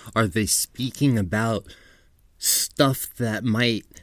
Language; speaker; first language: English; native; English